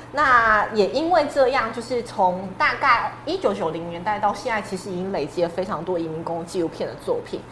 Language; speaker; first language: Chinese; native; Chinese